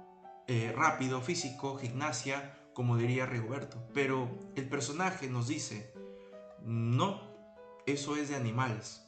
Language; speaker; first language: Spanish; native; Spanish